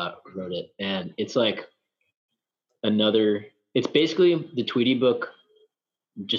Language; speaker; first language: English; native; English